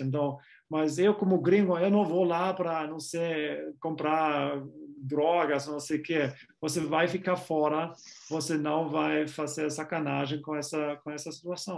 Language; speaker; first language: Portuguese; non-native, fluent; German